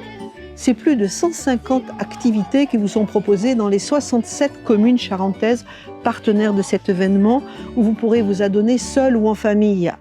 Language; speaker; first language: French; native; French